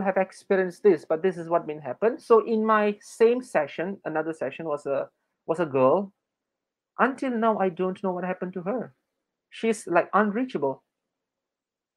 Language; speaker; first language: English; non-native, local second language; Malay